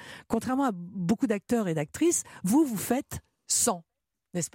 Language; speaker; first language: French; native; French